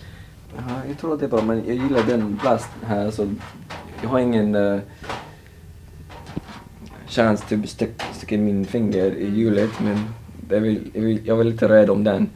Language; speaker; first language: Swedish; non-native, learner; English